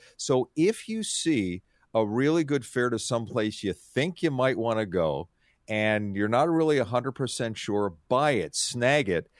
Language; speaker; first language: English; native; English